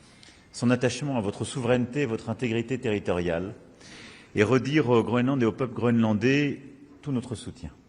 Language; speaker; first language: French; native; French